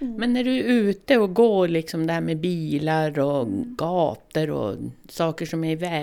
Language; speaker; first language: Swedish; native; Swedish